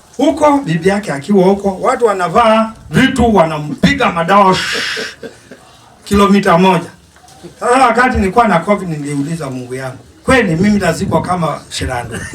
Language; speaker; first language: Swahili; non-native, local second language; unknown